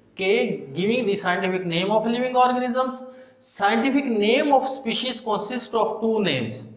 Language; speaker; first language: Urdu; non-native, local second language; Punjabi